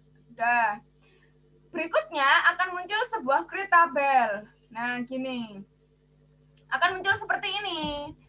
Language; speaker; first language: Indonesian; native; Indonesian